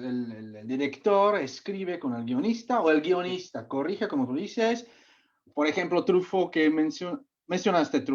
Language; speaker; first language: Spanish; non-native, fluent; Czech